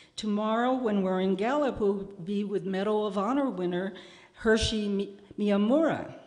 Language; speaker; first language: English; native; English